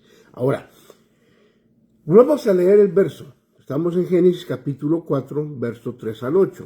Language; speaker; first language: Spanish; native; Spanish